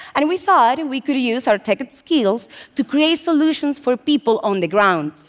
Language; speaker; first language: English; non-native, fluent; Spanish